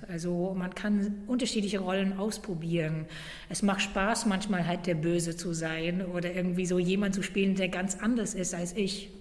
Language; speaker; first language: German; non-native, fluent; English